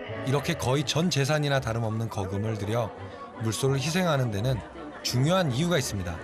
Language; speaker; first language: Korean; native; Korean